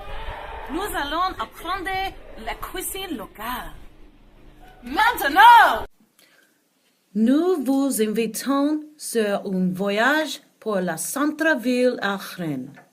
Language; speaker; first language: French; non-native, learner; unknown